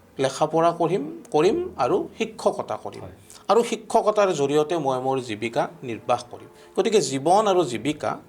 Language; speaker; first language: Assamese; native; Assamese